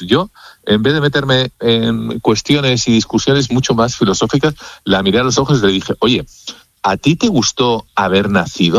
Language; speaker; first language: Spanish; native; Spanish